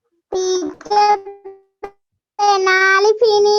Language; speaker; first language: English; non-native, learner; Sinhala